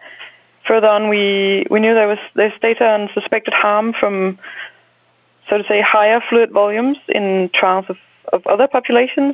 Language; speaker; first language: English; non-native, fluent; Danish